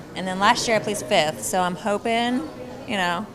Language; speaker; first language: English; native; English